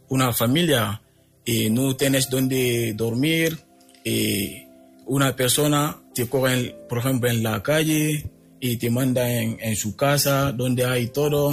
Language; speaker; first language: Spanish; non-native, local second language; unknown